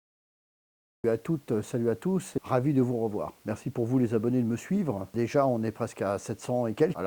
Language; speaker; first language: French; native; French